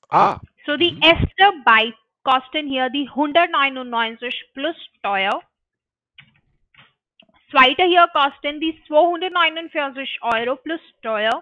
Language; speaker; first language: German; non-native, learner; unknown